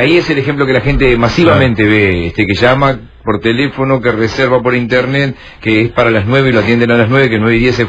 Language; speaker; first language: Spanish; native; Spanish